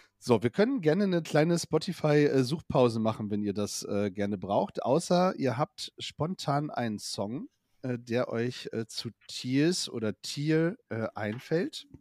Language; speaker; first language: German; native; German